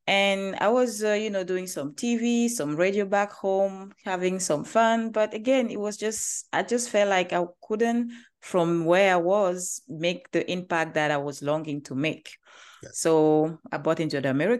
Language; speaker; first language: English; non-native, local second language; French